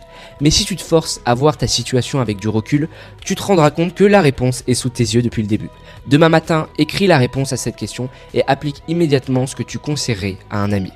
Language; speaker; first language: French; native; French